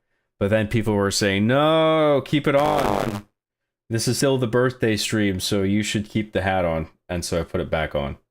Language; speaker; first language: English; native; English